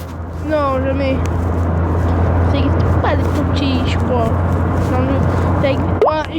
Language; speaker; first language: French; native; French